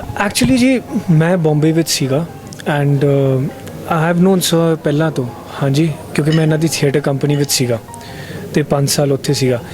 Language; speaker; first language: Punjabi; native; Punjabi